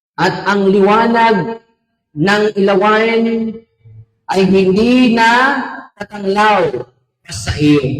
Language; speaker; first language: Filipino; non-native, local second language; Hiligaynon